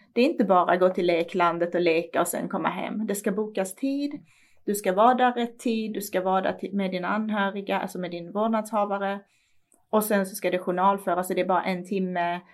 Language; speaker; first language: Swedish; early bilingual, other home language; Persian